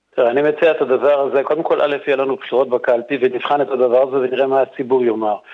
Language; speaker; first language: Hebrew; native; Hebrew